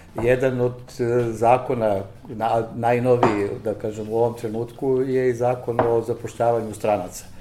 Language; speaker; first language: Serbian; native; Serbian